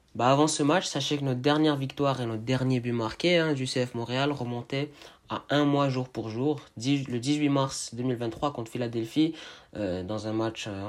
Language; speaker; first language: French; native; French